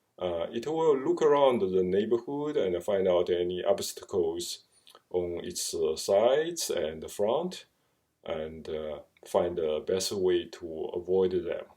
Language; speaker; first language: English; non-native, fluent; Chinese